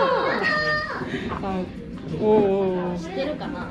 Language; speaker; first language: Japanese; native; Japanese